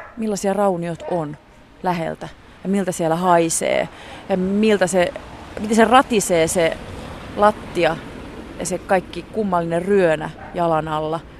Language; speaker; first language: Finnish; native; Finnish